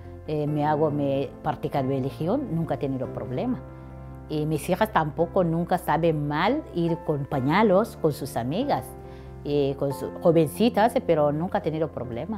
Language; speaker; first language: Spanish; non-native, learner; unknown